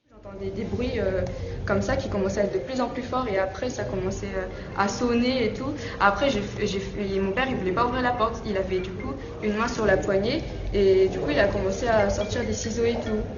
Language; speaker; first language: French; early bilingual, other home language; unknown